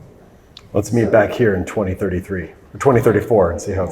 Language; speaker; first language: English; native; English